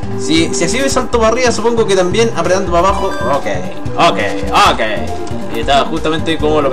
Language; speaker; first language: Spanish; native; Spanish